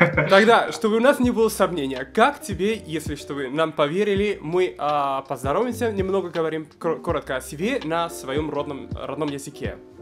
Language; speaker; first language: Russian; non-native, fluent; Spanish